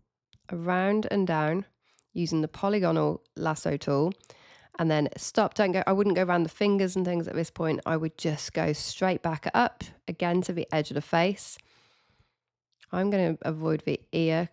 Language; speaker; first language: English; native; English